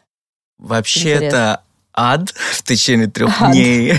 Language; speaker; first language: Russian; non-native, fluent; Greek